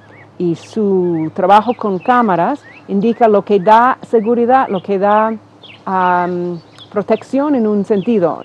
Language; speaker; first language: Spanish; non-native, fluent; English